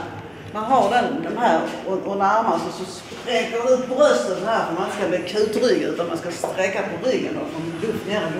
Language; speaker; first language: Swedish; native; Swedish